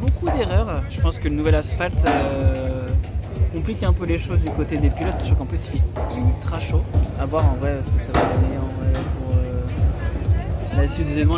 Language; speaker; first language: French; native; French